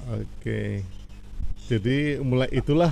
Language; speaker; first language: Indonesian; native; Indonesian